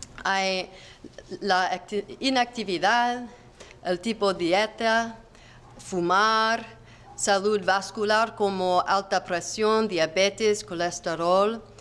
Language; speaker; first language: Spanish; non-native, learner; English